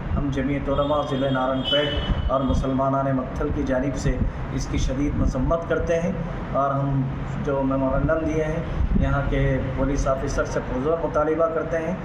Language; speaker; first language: Urdu; native; Urdu